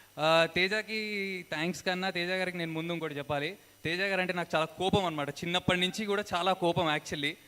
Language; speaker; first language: Telugu; native; Telugu